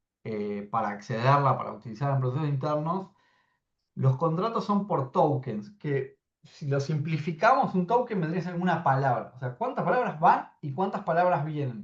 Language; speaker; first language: Spanish; native; Spanish